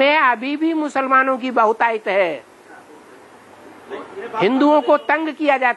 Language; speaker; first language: Hindi; native; Hindi